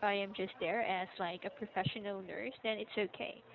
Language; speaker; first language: English; non-native, local second language; Filipino